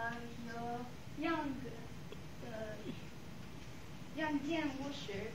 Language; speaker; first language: Chinese; non-native, learner; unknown